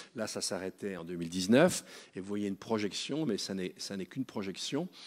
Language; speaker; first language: French; native; French